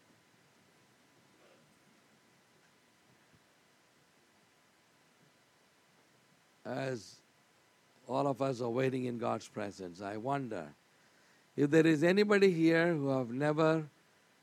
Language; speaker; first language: English; non-native, local second language; Malayalam